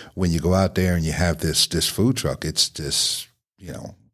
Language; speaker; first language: English; native; English